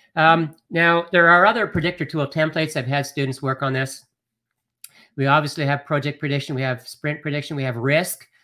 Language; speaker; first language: English; native; English